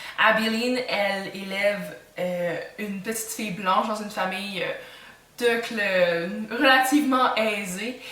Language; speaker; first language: French; native; French